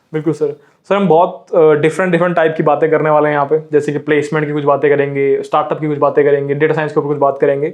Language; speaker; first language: Hindi; native; Hindi